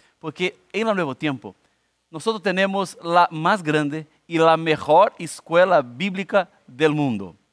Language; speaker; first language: Spanish; non-native, fluent; Portuguese